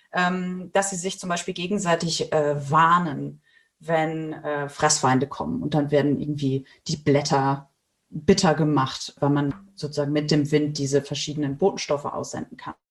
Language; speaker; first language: German; native; German